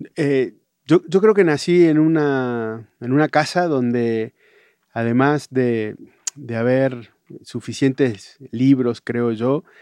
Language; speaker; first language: Spanish; native; Spanish